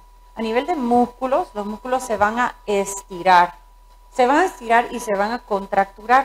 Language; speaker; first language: Spanish; native; Spanish